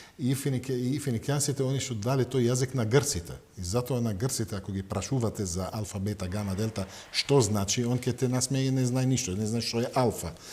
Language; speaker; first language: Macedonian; non-native, fluent; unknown